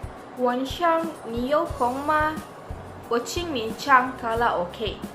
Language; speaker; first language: Chinese; non-native, learner; Malay